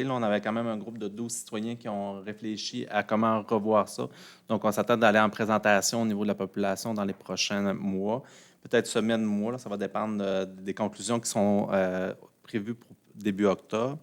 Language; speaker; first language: French; native; French